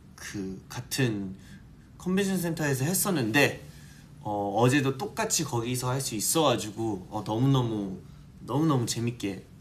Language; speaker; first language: Korean; early bilingual, heritage; Korean